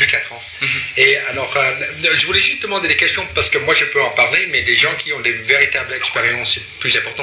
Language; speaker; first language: French; non-native, fluent; English